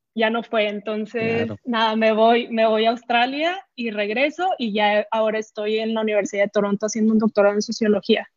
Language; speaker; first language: Spanish; native; Spanish